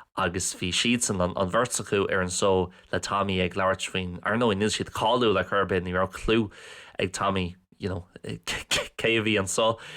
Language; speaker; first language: Irish; non-native, local second language; English